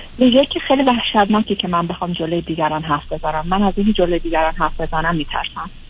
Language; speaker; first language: Persian; native; Persian